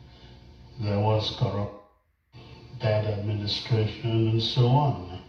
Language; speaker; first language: English; non-native, local second language; Igbo